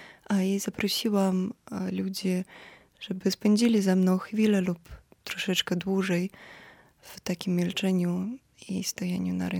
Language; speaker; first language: Polish; non-native, fluent; Ukrainian